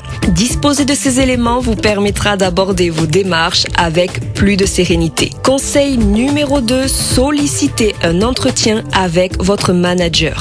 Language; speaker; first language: French; native; French